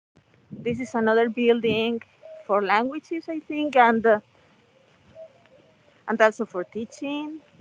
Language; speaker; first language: English; non-native, fluent; Spanish